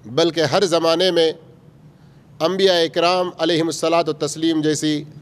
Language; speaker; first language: Urdu; native; Urdu